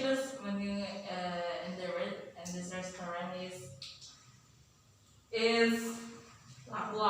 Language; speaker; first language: English; non-native, learner; Indonesian